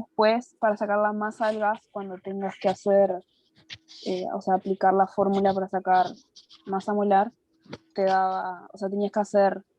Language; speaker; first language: Spanish; native; Spanish